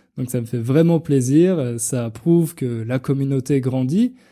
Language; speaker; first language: French; native; French